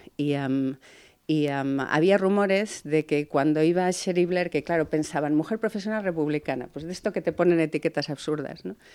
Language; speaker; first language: Spanish; native; Spanish